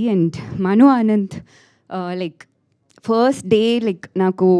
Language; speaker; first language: Telugu; non-native, learner; Tamil